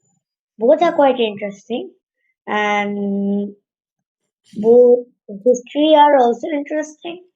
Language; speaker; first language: English; non-native, learner; Hindi